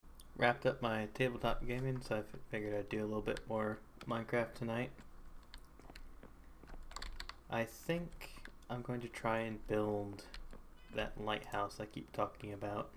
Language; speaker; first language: English; native; English